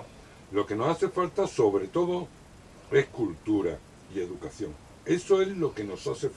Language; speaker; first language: Spanish; native; Spanish